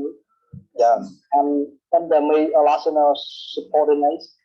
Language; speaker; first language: English; non-native, learner; Vietnamese